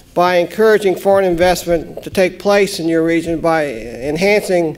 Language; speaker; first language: English; native; English